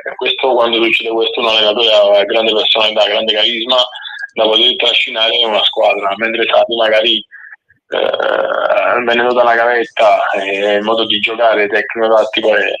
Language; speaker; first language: Italian; native; Italian